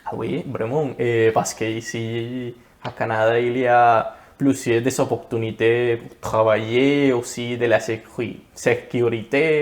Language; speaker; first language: French; non-native, learner; Spanish